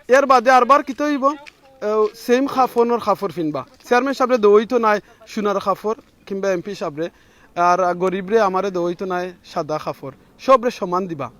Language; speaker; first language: Bangla; native; Bangla